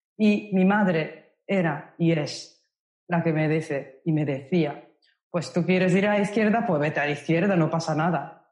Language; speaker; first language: Spanish; non-native, fluent; Japanese